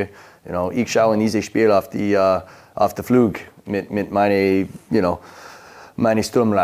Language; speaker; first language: German; non-native, learner; English